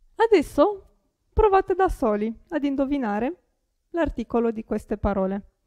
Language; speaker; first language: Italian; non-native, fluent; Romanian